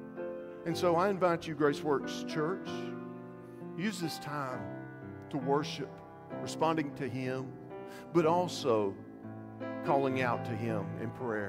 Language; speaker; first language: English; native; English